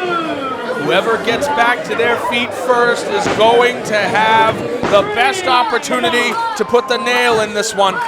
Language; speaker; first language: English; native; English